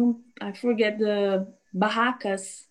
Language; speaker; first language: English; non-native, learner; Portuguese